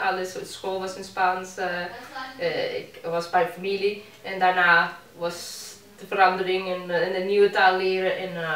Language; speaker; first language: Dutch; non-native, fluent; Spanish